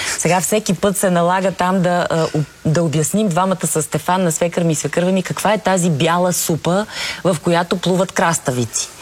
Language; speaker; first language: Bulgarian; native; Bulgarian